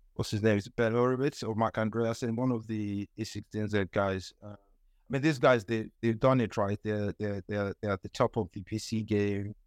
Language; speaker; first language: English; non-native, local second language; Yoruba